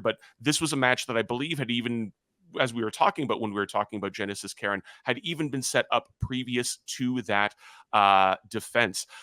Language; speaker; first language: English; native; English